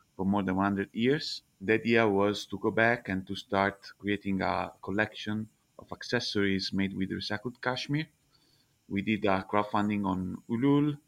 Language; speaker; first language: English; non-native, fluent; Italian